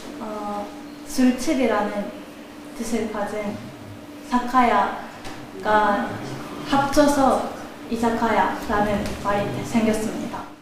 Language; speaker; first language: Korean; non-native, learner; Japanese